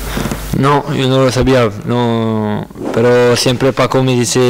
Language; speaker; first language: Spanish; non-native, learner; French